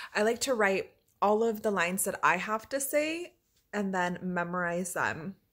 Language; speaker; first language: English; early bilingual, other home language; Spanish